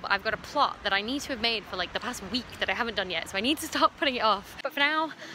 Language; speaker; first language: English; native; English